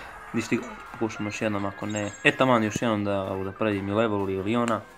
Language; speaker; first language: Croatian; early bilingual, heritage; Croatian